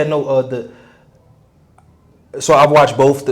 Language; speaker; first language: English; native; English